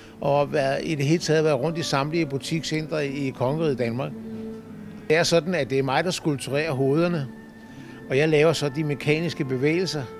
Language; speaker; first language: Danish; native; Danish